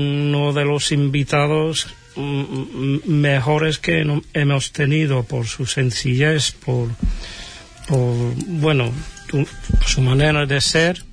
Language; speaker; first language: Spanish; non-native, fluent; English